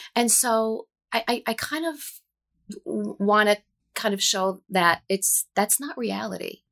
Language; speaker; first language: English; native; English